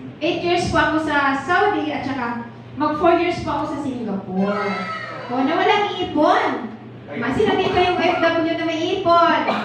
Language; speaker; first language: Filipino; non-native, local second language; Cebuano